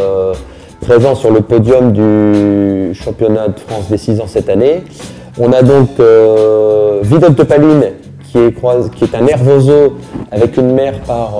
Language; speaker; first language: French; native; French